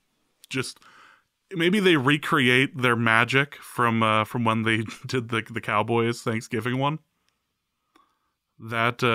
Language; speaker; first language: English; native; English